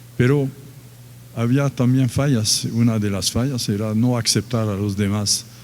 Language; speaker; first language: Spanish; non-native, fluent; French